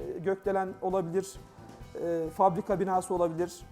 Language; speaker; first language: Turkish; native; Turkish